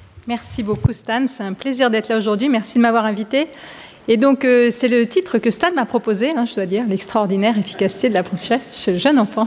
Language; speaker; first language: French; native; French